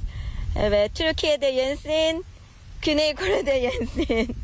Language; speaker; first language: Turkish; non-native, fluent; Korean